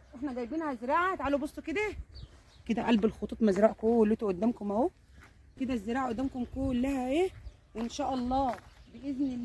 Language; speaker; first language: Arabic; native; Arabic